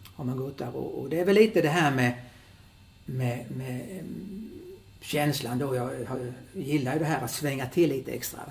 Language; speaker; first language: Swedish; native; Swedish